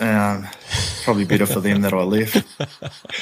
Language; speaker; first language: English; native; English